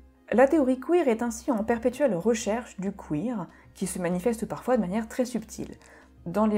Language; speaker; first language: French; native; French